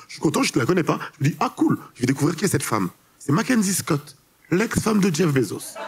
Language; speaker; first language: French; early bilingual, other home language; Haitian Creole